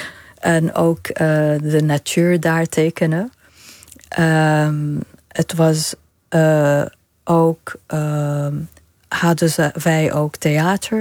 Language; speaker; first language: Dutch; non-native, fluent; Arabic